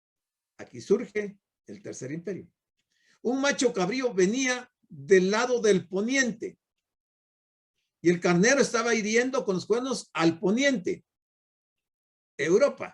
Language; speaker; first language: Spanish; native; Spanish